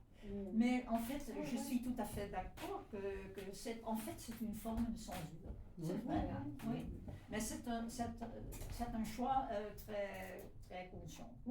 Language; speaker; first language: French; non-native, fluent; Dutch